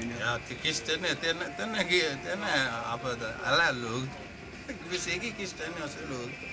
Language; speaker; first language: Danish; non-native, learner; Bangla